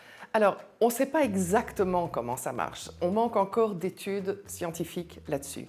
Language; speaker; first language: French; native; French